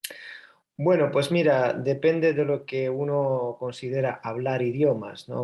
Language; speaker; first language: Spanish; early bilingual, heritage; Spanish